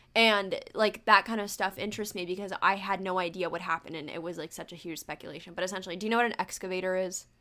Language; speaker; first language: English; early bilingual, other home language; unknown